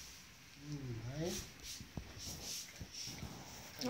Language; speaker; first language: Chinese; native; Chinese